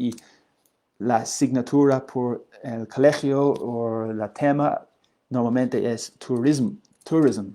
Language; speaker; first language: Spanish; non-native, learner; English